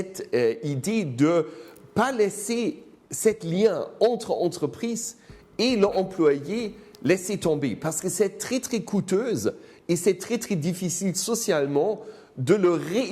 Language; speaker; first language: French; non-native, fluent; German